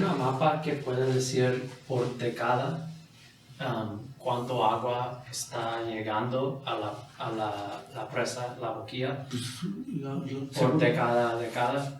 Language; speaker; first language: Spanish; non-native, fluent; English